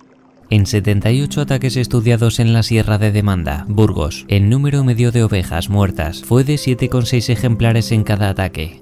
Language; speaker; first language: Spanish; native; Spanish